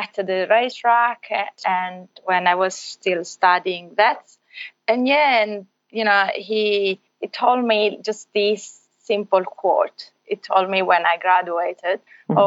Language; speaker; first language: English; non-native, fluent; Italian